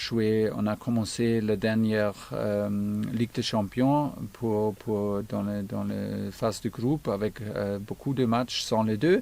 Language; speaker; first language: French; non-native, fluent; German